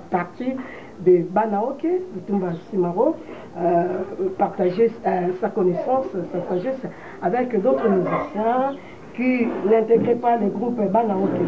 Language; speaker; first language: French; non-native, local second language; Lingala